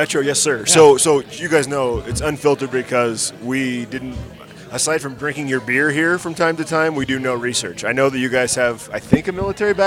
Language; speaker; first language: English; native; English